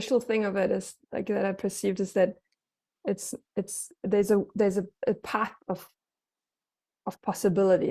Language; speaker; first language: English; non-native, fluent; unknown